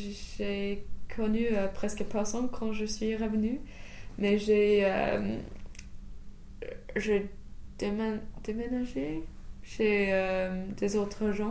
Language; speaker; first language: French; non-native, fluent; English